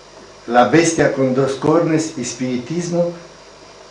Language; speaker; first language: Spanish; non-native, learner; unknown